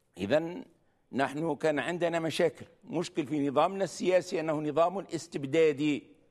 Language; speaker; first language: Arabic; native; Arabic